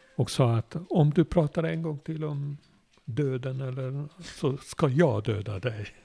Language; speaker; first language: Swedish; non-native, fluent; Hungarian